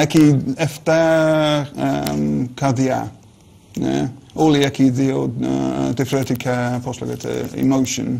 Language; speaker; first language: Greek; non-native, learner; English